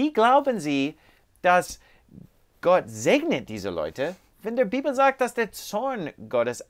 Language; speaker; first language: German; non-native, fluent; English